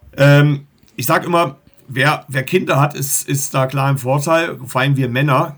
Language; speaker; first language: German; native; German